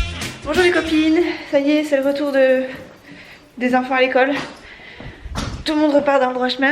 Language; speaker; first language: French; native; French